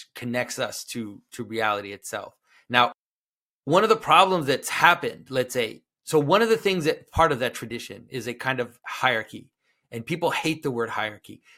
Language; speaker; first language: English; non-native, fluent; French